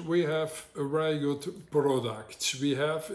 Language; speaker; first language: English; non-native, learner; Italian